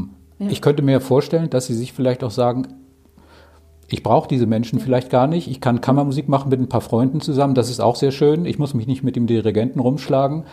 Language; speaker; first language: German; native; German